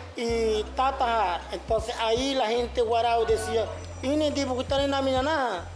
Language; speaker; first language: Spanish; non-native, local second language; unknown